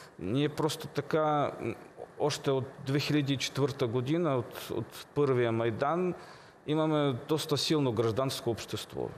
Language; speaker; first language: Bulgarian; early bilingual, heritage; Bulgarian